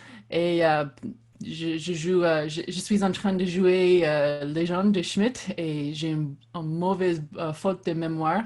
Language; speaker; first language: French; non-native, learner; English